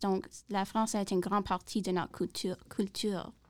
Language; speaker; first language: French; non-native, learner; English